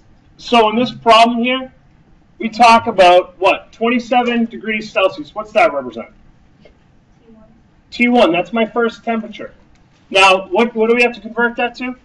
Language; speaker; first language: English; native; English